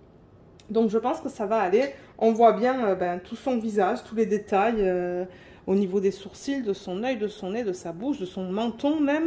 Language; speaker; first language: French; native; French